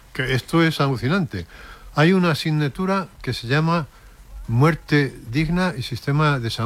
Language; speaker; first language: Spanish; native; Spanish